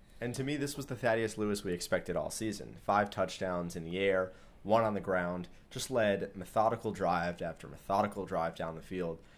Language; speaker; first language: English; native; English